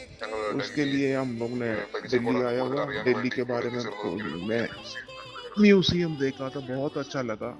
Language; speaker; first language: Hindi; non-native, local second language; Malayalam